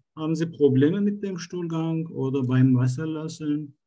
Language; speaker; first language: German; non-native, learner; Turkish